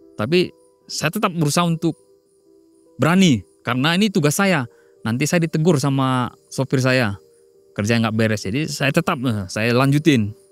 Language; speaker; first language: Indonesian; non-native, local second language; Batak Toba